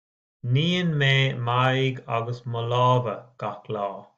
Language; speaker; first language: Irish; non-native, learner; English